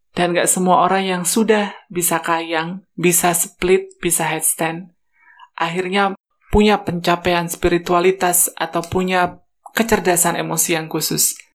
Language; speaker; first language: Indonesian; native; Indonesian